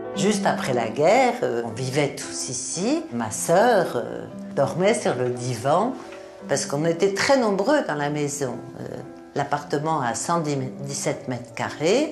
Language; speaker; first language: French; native; French